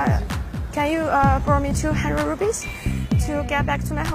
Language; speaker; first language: English; non-native, learner; Chinese